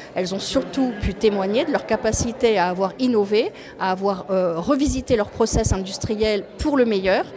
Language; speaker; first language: French; native; French